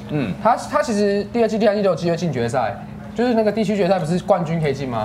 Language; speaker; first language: Chinese; native; Chinese